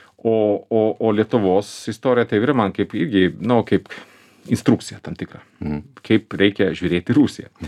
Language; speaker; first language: Lithuanian; non-native, fluent; Swedish